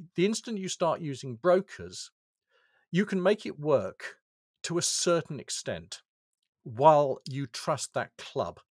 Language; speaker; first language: English; native; English